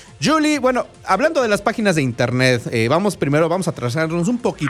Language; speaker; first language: Spanish; native; Spanish